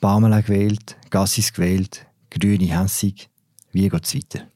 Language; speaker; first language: German; native; German